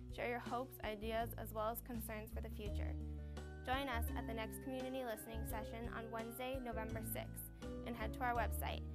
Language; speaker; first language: English; native; English